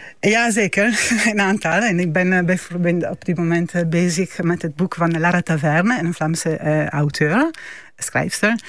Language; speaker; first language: Dutch; non-native, fluent; Italian